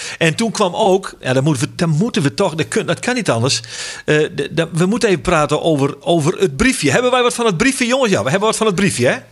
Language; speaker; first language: Dutch; non-native, local second language; Western Frisian